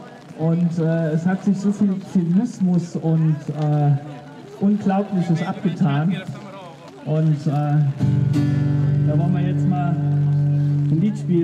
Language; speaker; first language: German; native; German